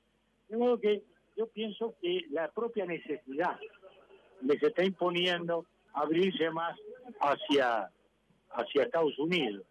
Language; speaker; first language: Spanish; native; Spanish